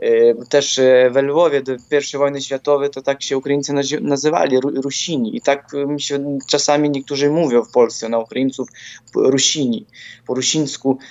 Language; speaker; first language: Polish; non-native, fluent; Ukrainian